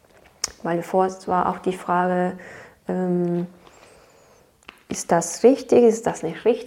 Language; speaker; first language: German; non-native, fluent; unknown